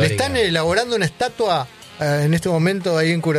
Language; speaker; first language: Spanish; native; Spanish